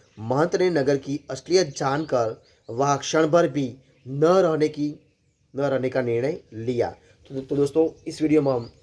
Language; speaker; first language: Hindi; non-native, local second language; Gujarati